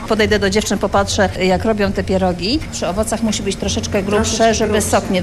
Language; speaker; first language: Polish; native; Polish